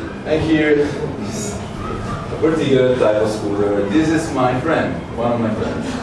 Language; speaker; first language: English; non-native, learner; Italian